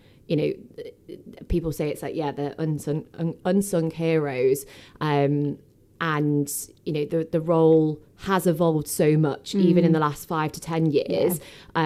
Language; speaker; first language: English; native; English